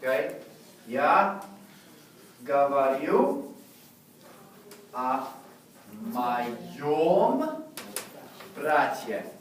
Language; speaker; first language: Russian; non-native, fluent; English